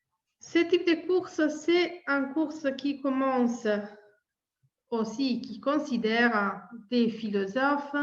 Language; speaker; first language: French; non-native, fluent; Italian